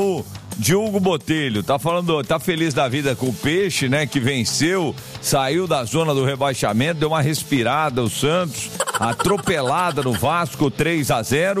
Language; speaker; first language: Portuguese; native; Portuguese